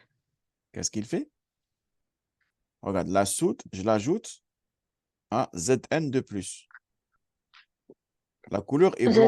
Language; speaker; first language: French; non-native, fluent; Arabic